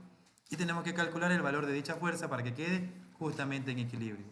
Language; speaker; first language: Spanish; native; Spanish